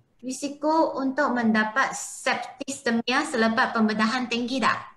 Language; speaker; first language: Malay; non-native, local second language; Chinese